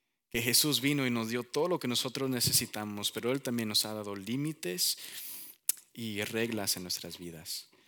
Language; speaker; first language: Spanish; early bilingual, heritage; Spanish